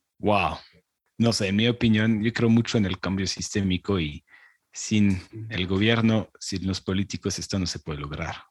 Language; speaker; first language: Spanish; non-native, fluent; French